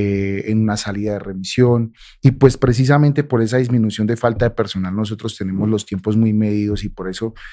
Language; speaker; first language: Spanish; native; Spanish